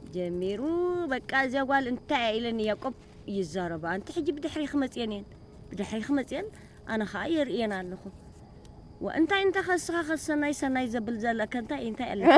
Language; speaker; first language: Tigrinya; native; Tigrinya